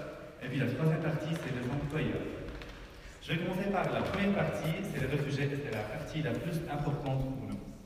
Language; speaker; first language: French; non-native, fluent; Arabic